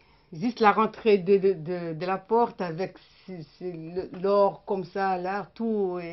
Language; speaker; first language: French; non-native, learner; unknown